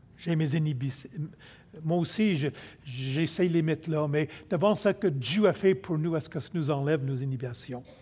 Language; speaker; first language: French; non-native, local second language; English